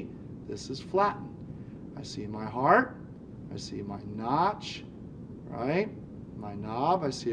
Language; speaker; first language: English; native; English